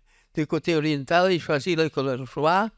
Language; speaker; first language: French; non-native, learner; Catalan